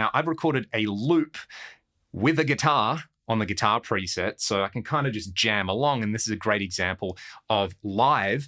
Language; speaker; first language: English; native; English